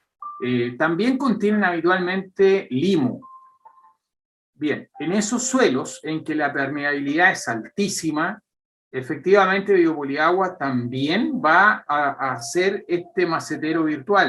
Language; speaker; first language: Spanish; native; Spanish